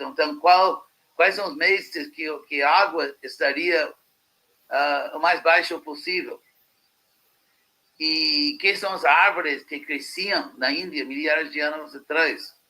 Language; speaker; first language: Portuguese; non-native, fluent; English